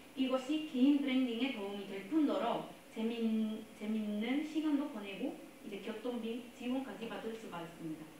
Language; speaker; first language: Korean; non-native, fluent; Spanish